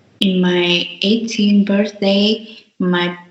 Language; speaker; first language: English; non-native, learner; Vietnamese